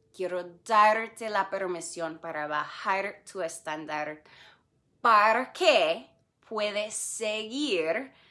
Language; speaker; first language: Spanish; non-native, fluent; English